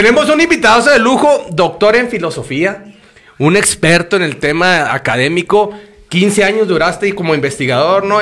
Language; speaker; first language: Spanish; native; Spanish